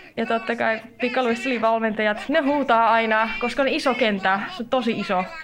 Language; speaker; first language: Finnish; non-native, fluent; Dutch